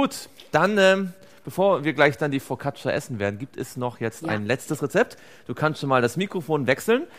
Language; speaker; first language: German; native; German